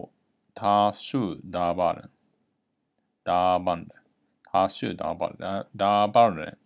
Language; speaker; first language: Chinese; non-native, learner; Japanese